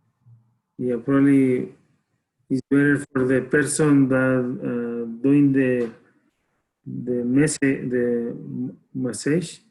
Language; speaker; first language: English; non-native, learner; Spanish